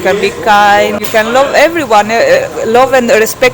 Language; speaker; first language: English; non-native, fluent; Greek